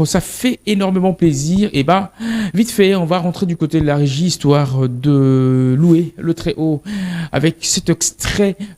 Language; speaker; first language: French; non-native, local second language; Lingala